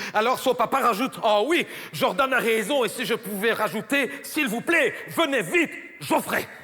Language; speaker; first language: French; native; French